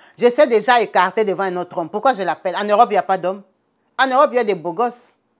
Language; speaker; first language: French; non-native, local second language; Lingala